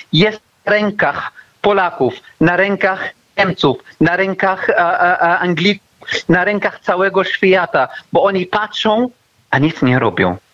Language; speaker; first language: Polish; non-native, learner; Arabic